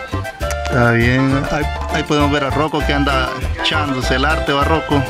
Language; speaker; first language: Spanish; native; Spanish